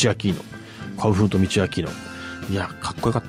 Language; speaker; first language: Japanese; native; Japanese